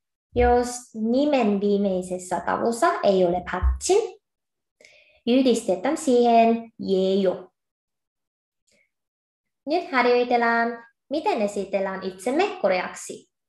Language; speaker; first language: Finnish; non-native, fluent; Korean